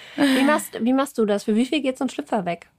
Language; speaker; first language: German; native; German